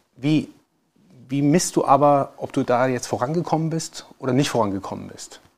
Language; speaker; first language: German; early bilingual, other home language; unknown